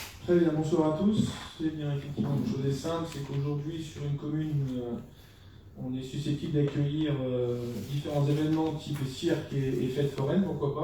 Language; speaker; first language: French; native; French